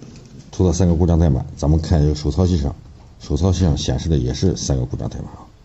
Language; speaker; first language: Chinese; native; Chinese